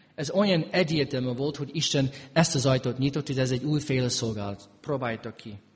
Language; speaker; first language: Hungarian; early bilingual, heritage; Hungarian